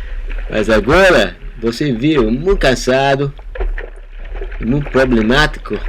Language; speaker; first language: Portuguese; non-native, learner; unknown